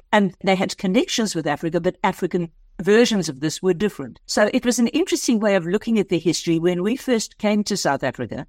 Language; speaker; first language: English; native; English